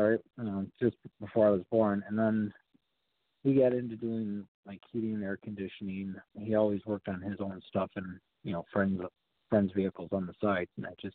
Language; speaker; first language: English; native; English